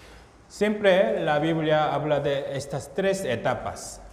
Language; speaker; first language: Spanish; non-native, fluent; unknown